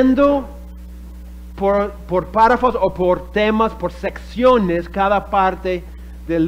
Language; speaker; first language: Spanish; non-native, fluent; English